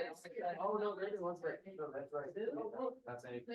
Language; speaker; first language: English; native; English